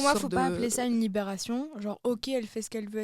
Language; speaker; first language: French; native; French